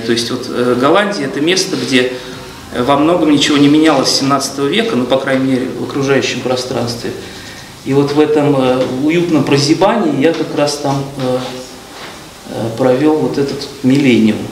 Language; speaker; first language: Russian; native; Russian